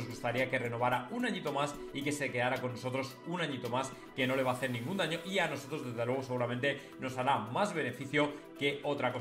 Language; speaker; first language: Spanish; native; Spanish